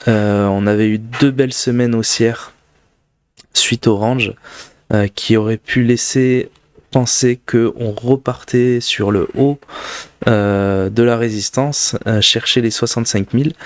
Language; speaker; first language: French; native; French